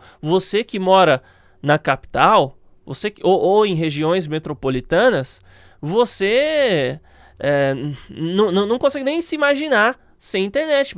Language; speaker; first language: Portuguese; native; Portuguese